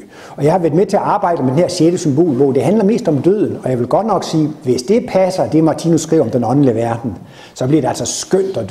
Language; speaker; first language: Danish; native; Danish